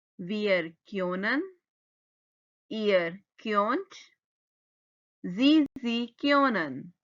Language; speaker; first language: German; non-native, fluent; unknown